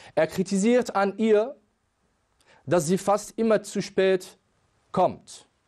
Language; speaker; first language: German; non-native, fluent; Arabic